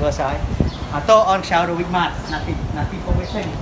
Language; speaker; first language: Polish; non-native, learner; Khmer